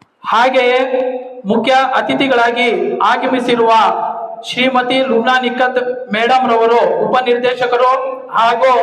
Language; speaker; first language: Kannada; native; Kannada